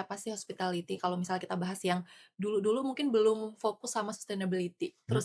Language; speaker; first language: Indonesian; native; Indonesian